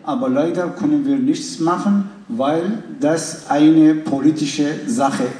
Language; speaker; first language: German; non-native, fluent; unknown